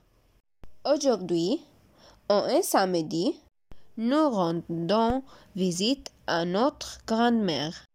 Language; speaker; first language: French; non-native, learner; Arabic